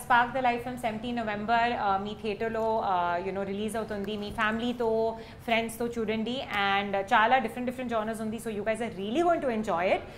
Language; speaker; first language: Telugu; non-native, learner; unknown